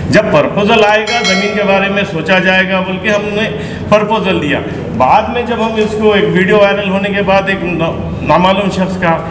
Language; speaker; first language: Hindi; non-native, local second language; Urdu